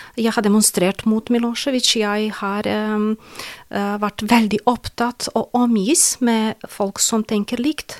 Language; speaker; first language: Norwegian; non-native, fluent; Serbian